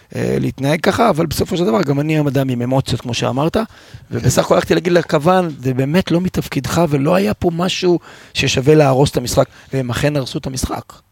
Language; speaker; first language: Hebrew; native; Hebrew